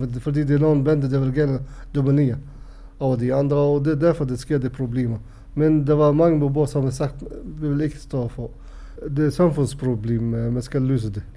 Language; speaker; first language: Danish; non-native, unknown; Arabic